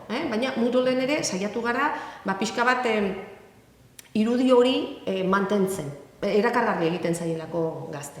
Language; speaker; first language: Basque; native; Basque